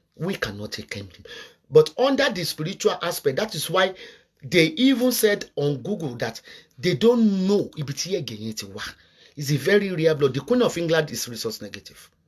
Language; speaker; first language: English; non-native, local second language; Yoruba